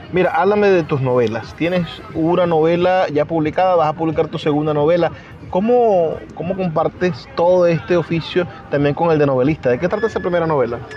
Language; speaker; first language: Spanish; native; Spanish